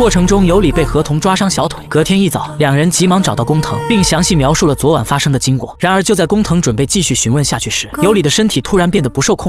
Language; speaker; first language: Chinese; native; Chinese